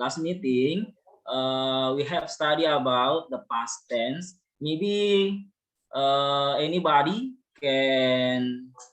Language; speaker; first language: English; non-native, learner; Indonesian